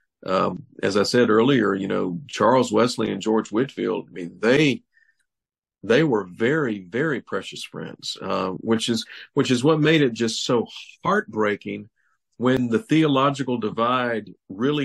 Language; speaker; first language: English; native; English